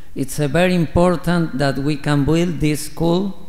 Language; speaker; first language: English; non-native, learner; Spanish